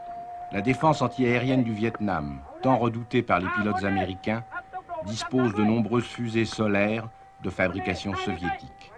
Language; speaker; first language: French; native; French